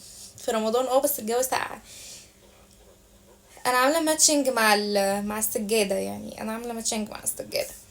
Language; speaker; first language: Arabic; native; Arabic